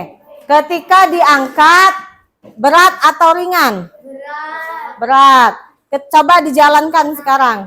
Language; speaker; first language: Indonesian; native; Indonesian